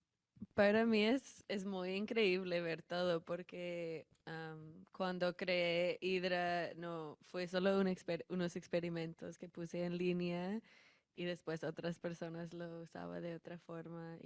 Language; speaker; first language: Spanish; non-native, fluent; English